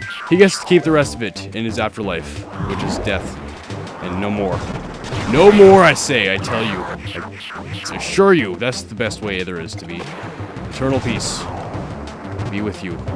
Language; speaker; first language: English; native; English